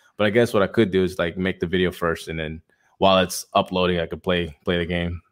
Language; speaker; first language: English; native; English